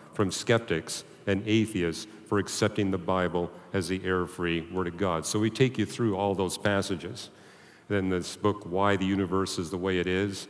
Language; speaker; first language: English; native; English